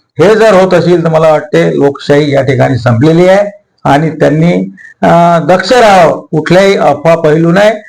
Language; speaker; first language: Marathi; native; Marathi